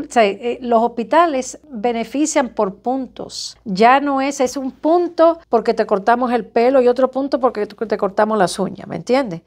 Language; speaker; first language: Spanish; native; Spanish